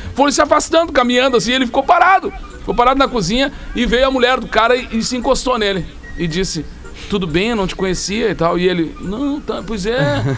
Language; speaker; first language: Portuguese; native; Portuguese